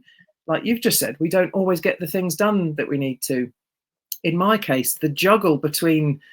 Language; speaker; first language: English; native; English